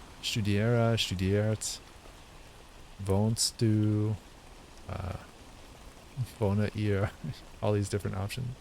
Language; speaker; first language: German; non-native, learner; English